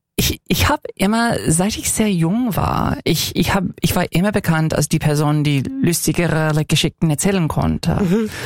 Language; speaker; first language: German; non-native, fluent; English